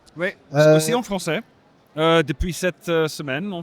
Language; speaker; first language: French; non-native, local second language; Dutch